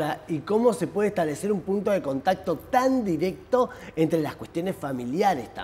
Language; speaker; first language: Spanish; native; Spanish